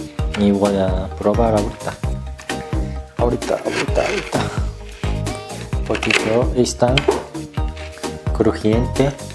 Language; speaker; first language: Spanish; non-native, learner; Turkish